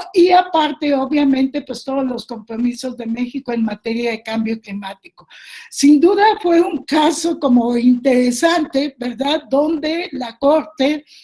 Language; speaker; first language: Spanish; native; Spanish